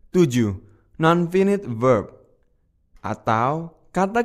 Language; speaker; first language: Indonesian; native; Indonesian